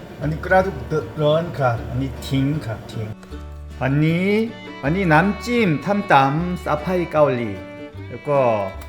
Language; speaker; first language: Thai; non-native, learner; Korean